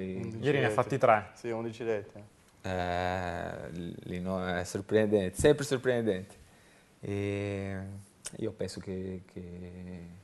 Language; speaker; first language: Italian; non-native, learner; Portuguese